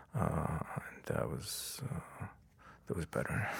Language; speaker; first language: English; non-native, fluent; Arabic